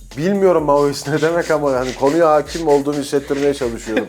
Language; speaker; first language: Turkish; native; Turkish